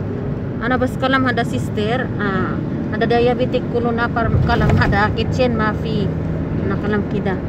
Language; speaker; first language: Arabic; non-native, learner; Filipino